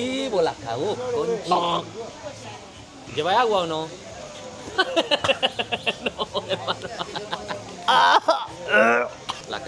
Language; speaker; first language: Spanish; non-native, learner; Indonesian